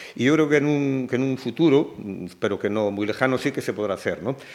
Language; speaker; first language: Spanish; native; Spanish